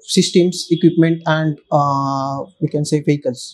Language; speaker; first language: English; non-native, local second language; Marathi